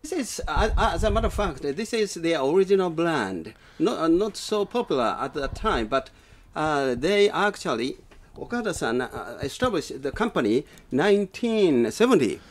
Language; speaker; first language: English; non-native, fluent; Japanese